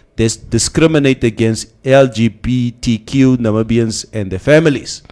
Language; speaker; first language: English; non-native, local second language; Afrikaans